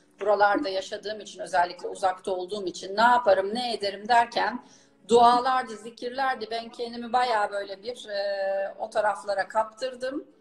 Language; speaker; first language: Turkish; native; Turkish